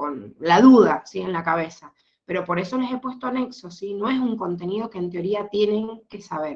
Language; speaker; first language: Spanish; native; Spanish